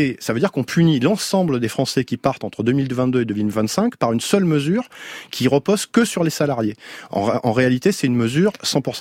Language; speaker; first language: French; native; French